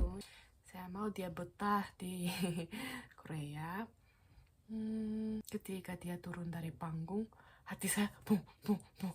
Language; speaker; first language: Indonesian; non-native, fluent; Korean